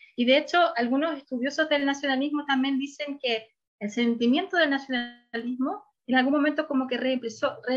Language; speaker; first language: Spanish; early bilingual, heritage; Spanish